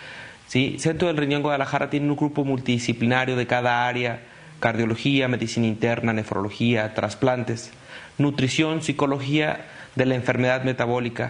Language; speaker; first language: Spanish; native; Spanish